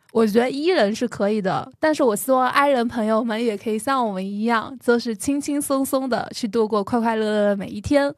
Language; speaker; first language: Chinese; native; Chinese